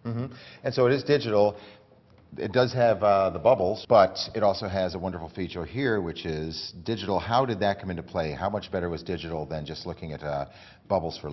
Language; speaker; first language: English; native; English